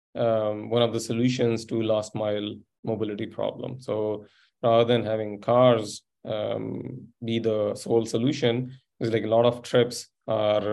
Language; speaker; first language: English; non-native, local second language; Sindhi